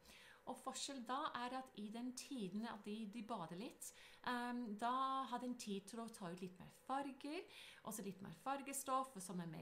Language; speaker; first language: Norwegian; non-native, fluent; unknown